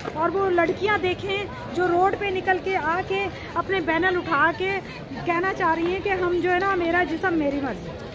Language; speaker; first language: Urdu; non-native, local second language; Punjabi